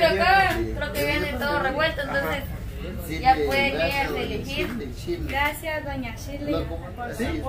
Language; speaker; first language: Spanish; native; Spanish